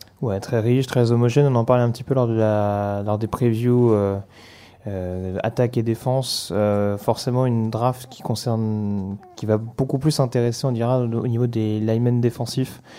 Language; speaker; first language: French; native; French